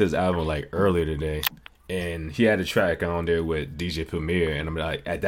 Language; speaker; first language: English; native; English